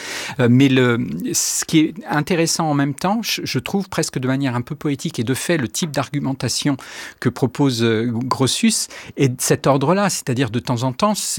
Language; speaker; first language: French; native; French